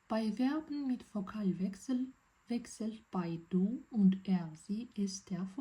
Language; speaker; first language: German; non-native, fluent; Azerbaijani